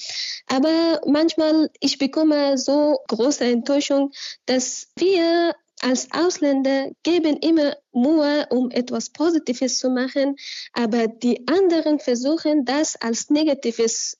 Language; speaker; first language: German; non-native, learner; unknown